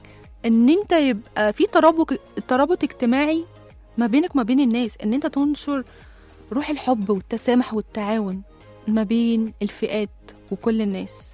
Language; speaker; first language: Arabic; native; Arabic